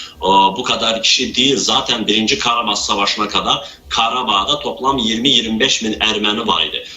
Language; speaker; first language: Turkish; non-native, local second language; Azerbaijani